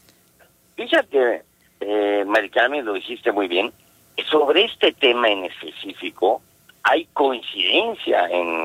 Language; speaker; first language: Spanish; native; Spanish